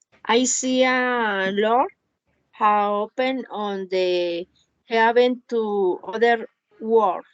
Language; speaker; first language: English; non-native, learner; Spanish